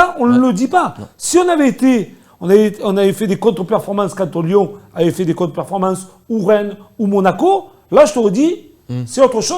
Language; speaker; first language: French; native; French